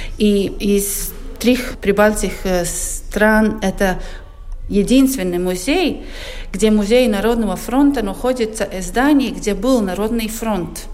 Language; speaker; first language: Russian; non-native, local second language; Latvian